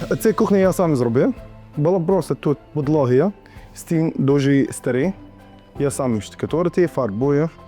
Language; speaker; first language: Ukrainian; non-native, learner; Arabic